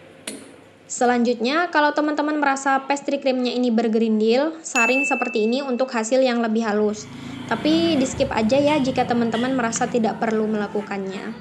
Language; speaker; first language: Indonesian; native; Indonesian